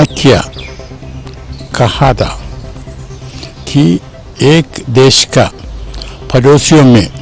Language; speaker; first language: Hindi; non-native, local second language; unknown